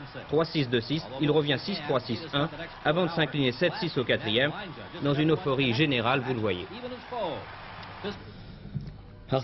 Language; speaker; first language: French; native; French